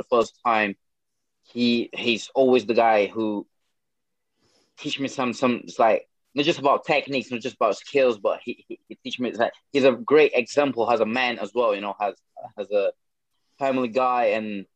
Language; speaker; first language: English; non-native, fluent; Portuguese